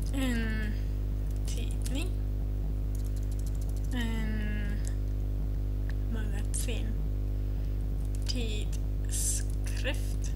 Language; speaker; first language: Swedish; non-native, learner; German